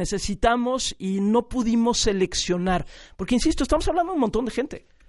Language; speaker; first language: Spanish; native; Spanish